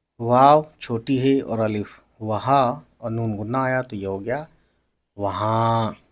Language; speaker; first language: Hindi; native; Hindi